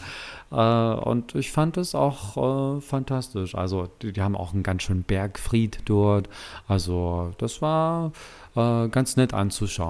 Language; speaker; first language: German; native; German